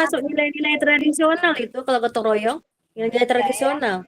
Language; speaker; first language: Malay; native; Malay